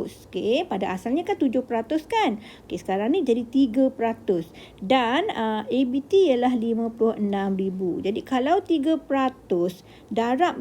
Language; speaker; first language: Malay; native; Malay